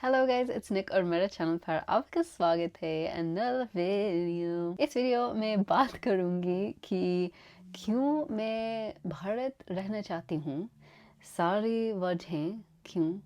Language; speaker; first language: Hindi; non-native, learner; English